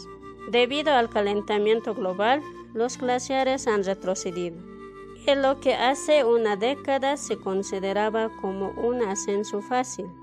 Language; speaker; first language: Spanish; native; Spanish